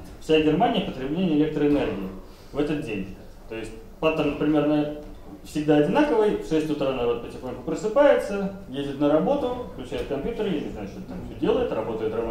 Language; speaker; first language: Russian; native; Russian